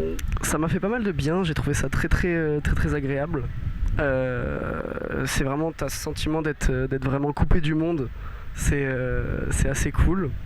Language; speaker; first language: French; native; French